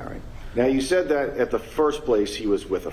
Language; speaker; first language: English; native; English